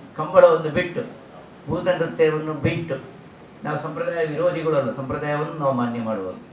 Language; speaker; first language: Kannada; non-native, local second language; Tulu